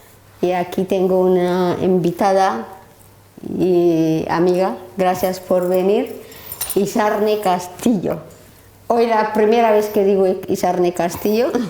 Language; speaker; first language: Spanish; non-native, learner; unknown